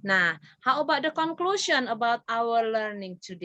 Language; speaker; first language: English; non-native, fluent; Indonesian